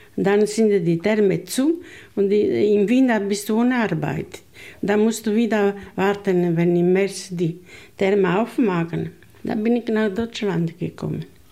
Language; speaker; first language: German; non-native, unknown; Italian